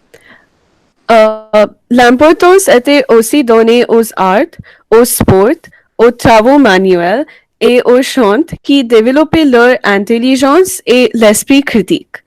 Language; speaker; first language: French; non-native, learner; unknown